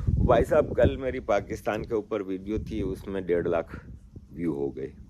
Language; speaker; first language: Urdu; native; Urdu